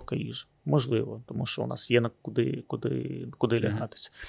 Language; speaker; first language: Ukrainian; native; Ukrainian